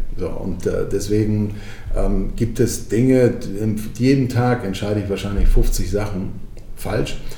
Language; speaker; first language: German; early bilingual, other home language; Croatian